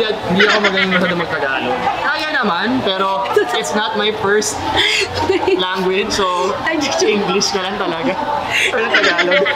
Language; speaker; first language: Filipino; non-native, local second language; English